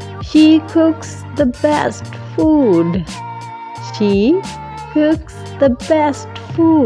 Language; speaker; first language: English; non-native, fluent; Urdu